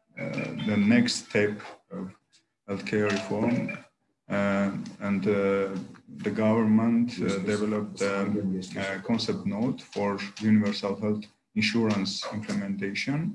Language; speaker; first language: English; non-native, learner; Armenian